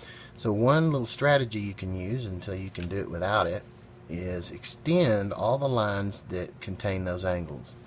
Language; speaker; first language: English; native; English